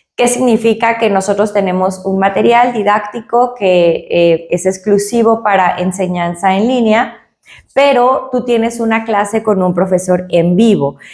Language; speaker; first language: Spanish; native; Spanish